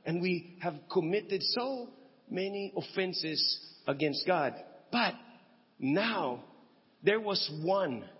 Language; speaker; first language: English; non-native, local second language; Filipino